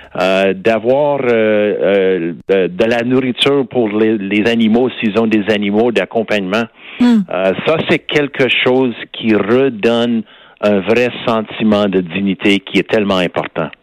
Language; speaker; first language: French; non-native, fluent; English